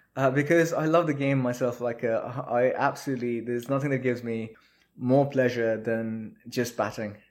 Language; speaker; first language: English; non-native, local second language; Urdu